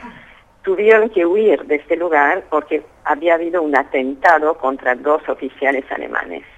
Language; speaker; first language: Spanish; early bilingual, other home language; French